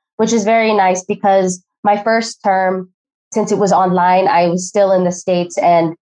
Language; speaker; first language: English; early bilingual, other home language; Filipino